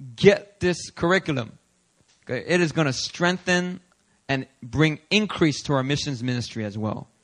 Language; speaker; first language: English; native; English